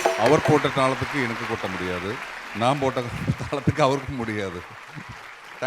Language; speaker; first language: Tamil; non-native, learner; Malayalam